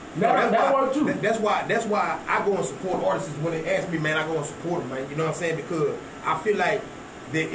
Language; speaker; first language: English; native; English